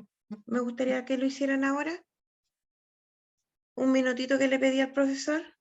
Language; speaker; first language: Spanish; native; Spanish